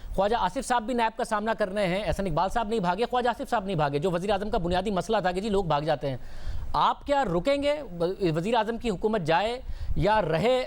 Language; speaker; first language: Urdu; native; Urdu